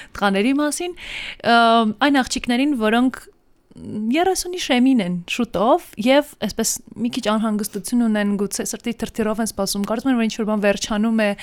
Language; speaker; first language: Armenian; native; Armenian